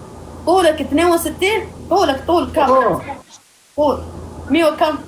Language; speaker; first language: Arabic; native; Arabic